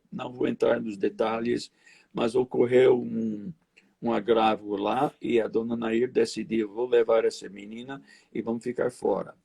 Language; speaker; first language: Portuguese; non-native, fluent; English